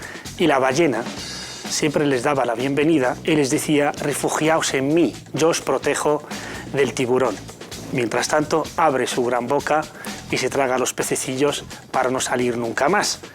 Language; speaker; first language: Spanish; native; Spanish